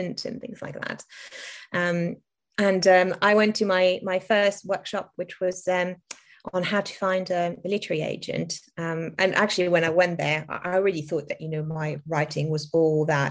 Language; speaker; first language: English; non-native, fluent; French